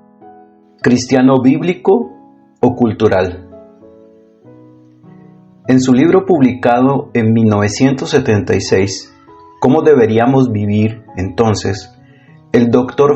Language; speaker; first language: Spanish; native; Spanish